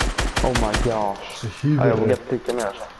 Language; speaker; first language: Swedish; early bilingual, other home language; Turkish